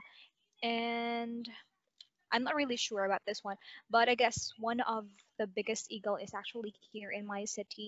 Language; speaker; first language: English; non-native, local second language; Cebuano